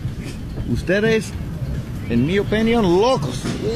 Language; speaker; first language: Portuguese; non-native, learner; Spanish